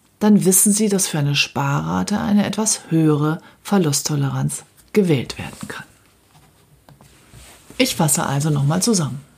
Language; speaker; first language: German; native; German